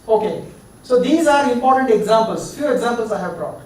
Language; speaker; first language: English; non-native, local second language; Kannada